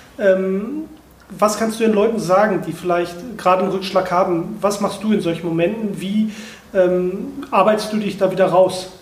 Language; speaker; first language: German; native; German